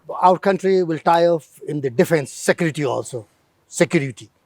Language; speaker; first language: English; non-native, local second language; Nepali